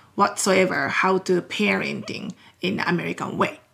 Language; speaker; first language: English; non-native, fluent; Japanese